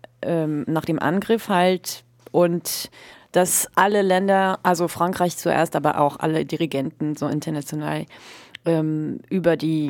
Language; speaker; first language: German; native; German